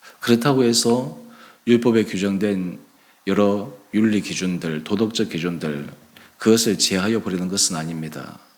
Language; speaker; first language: Korean; native; Korean